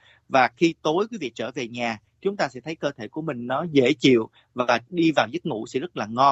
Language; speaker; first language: Vietnamese; native; Vietnamese